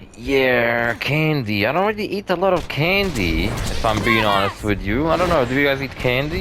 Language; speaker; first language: English; non-native, fluent; Polish